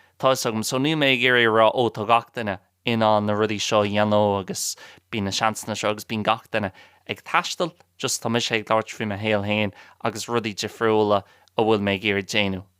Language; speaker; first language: Irish; non-native, local second language; English